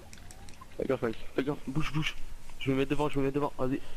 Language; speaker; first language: French; native; French